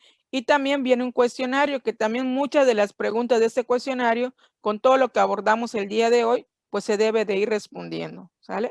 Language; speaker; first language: Spanish; native; Spanish